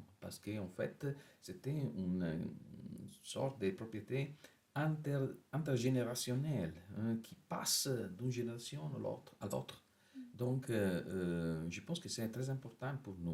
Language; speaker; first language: French; non-native, fluent; Italian